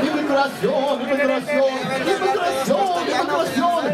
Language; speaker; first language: Spanish; non-native, learner; English